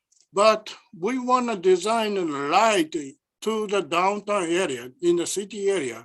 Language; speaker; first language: English; non-native, learner; Japanese